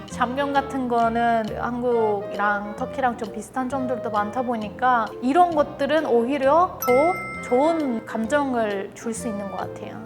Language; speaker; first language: Korean; non-native, fluent; Turkish